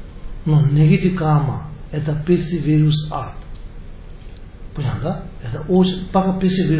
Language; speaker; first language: Russian; non-native, learner; Tibetan